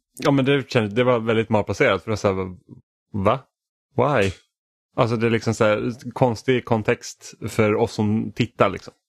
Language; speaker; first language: Swedish; native; Swedish